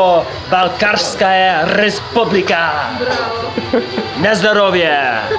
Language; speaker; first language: Russian; non-native, learner; English